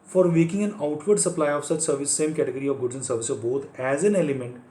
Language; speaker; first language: English; non-native, local second language; Punjabi